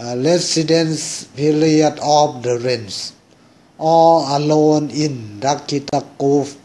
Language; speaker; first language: English; non-native, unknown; Thai